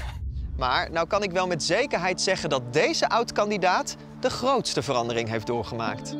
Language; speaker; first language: Dutch; native; Dutch